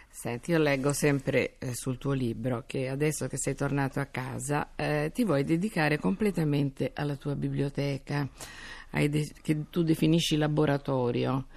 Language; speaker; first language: Italian; native; Italian